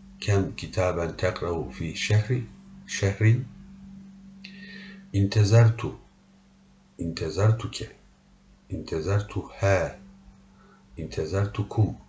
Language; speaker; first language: Arabic; non-native, learner; Turkish